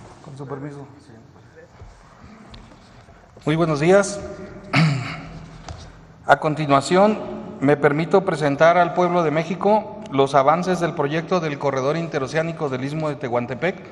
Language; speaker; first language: Spanish; native; Spanish